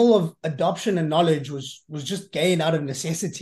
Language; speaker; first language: English; native; English